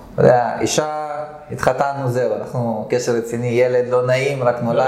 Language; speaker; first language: Hebrew; early bilingual, other home language; Russian